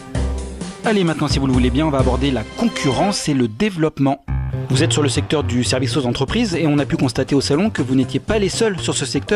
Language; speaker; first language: French; native; French